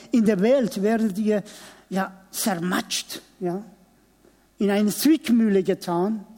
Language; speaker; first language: German; non-native, fluent; Persian